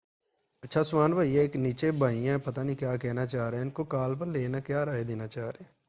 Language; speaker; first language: Hindi; non-native, local second language; Punjabi